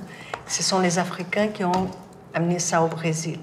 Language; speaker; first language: French; non-native, fluent; Portuguese